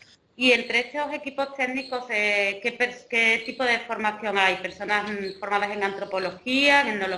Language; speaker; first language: Spanish; native; Spanish